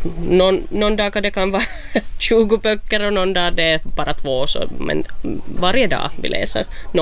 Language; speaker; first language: Swedish; non-native, local second language; Finnish